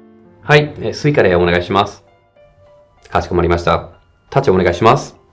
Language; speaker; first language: Japanese; non-native, fluent; English